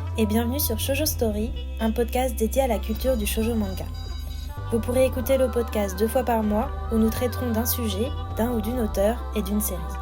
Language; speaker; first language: French; native; French